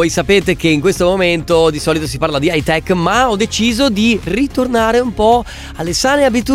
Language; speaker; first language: Italian; native; Italian